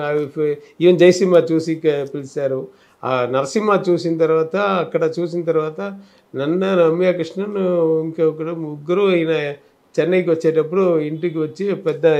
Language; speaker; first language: Telugu; non-native, learner; Tamil